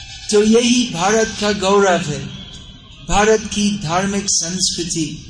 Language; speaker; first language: Hindi; non-native, fluent; English